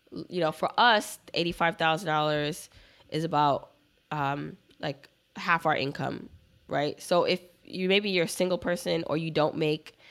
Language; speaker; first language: English; native; English